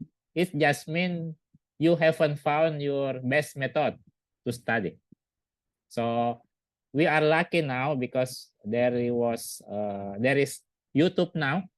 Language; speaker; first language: English; non-native, learner; Indonesian